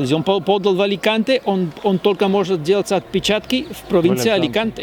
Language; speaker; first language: Russian; native; Russian